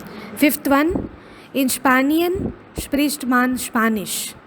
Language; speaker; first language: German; non-native, fluent; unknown